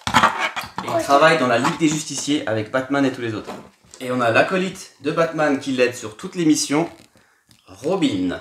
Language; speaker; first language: French; native; French